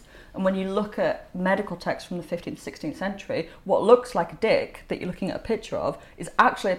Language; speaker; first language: English; native; English